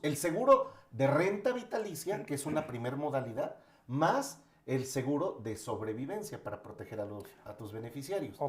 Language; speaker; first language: Spanish; native; Spanish